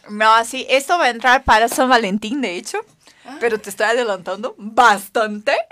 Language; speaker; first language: Spanish; non-native, fluent; Portuguese